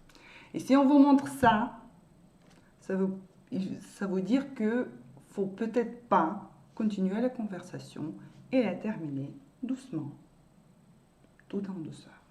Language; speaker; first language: French; non-native, fluent; Russian